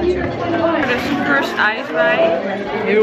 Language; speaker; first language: Dutch; native; Dutch